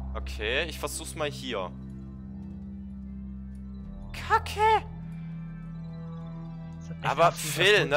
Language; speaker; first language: German; native; German